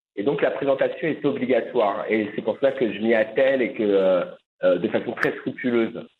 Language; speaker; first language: French; native; French